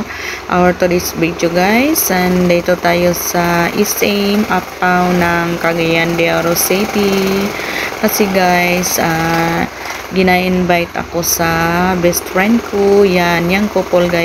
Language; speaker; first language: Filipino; non-native, local second language; Cebuano